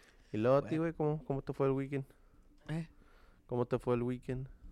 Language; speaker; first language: Spanish; early bilingual, heritage; Spanish